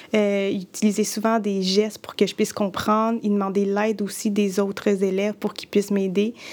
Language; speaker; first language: French; early bilingual, other home language; Spanish